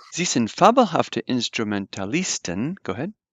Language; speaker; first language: German; non-native, fluent; English